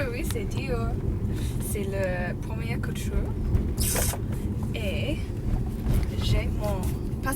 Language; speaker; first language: French; non-native, learner; English